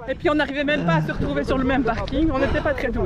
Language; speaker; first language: French; native; French